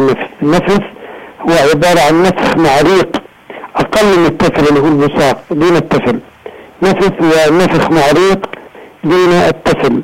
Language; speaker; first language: Arabic; native; Arabic